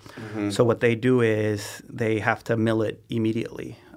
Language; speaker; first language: English; non-native, fluent; Spanish